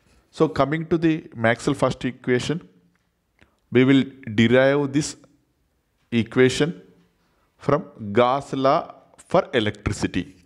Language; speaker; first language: English; non-native, local second language; Telugu